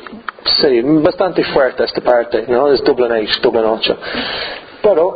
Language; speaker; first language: Spanish; non-native, learner; English